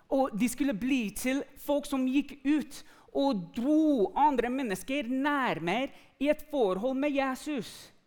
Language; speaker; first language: Norwegian; non-native, fluent; English